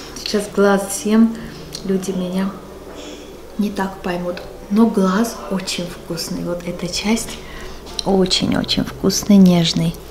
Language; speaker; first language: Russian; non-native, local second language; Armenian